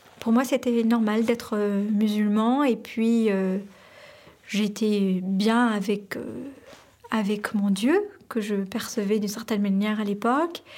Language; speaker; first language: French; non-native, local second language; Arabic